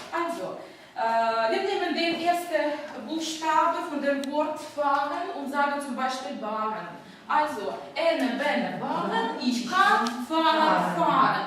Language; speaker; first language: German; non-native, fluent; Ukrainian